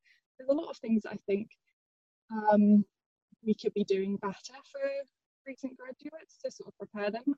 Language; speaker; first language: English; native; English